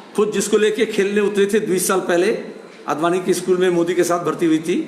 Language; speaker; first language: Hindi; non-native, local second language; Bangla